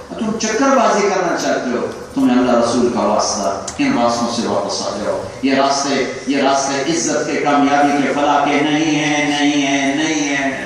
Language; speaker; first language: Urdu; non-native, local second language; Punjabi